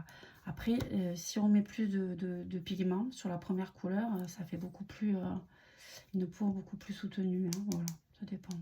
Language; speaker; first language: French; native; French